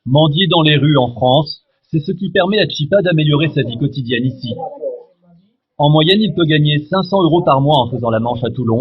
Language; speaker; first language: French; native; French